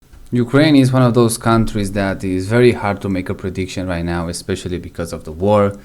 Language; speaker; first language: English; non-native, fluent; Romanian